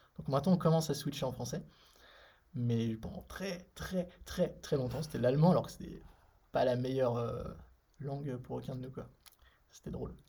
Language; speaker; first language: French; native; French